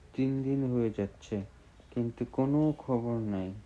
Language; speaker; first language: Bangla; native; Bangla